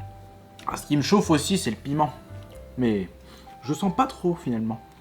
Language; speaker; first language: French; native; French